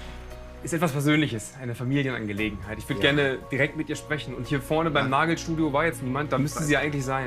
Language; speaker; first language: German; native; German